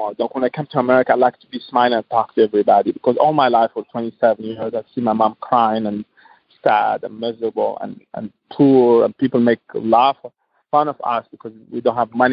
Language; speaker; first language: English; non-native, learner; Arabic